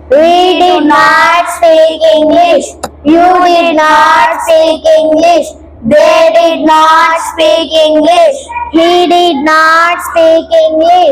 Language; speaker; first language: English; non-native, learner; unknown